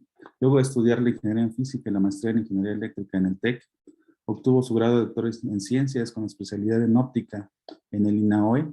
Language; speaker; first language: Spanish; native; Spanish